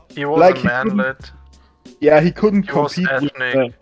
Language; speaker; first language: English; non-native, fluent; German